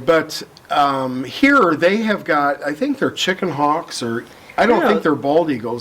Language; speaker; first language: English; native; English